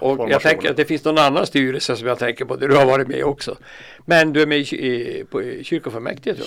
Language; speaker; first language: Swedish; native; Swedish